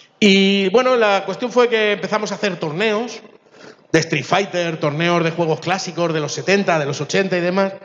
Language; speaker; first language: Spanish; early bilingual, other home language; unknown